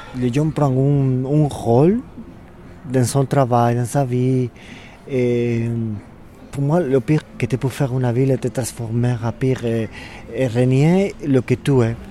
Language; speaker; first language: French; non-native, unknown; Spanish